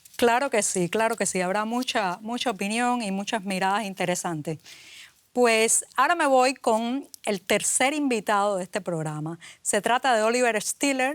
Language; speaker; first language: Spanish; native; Spanish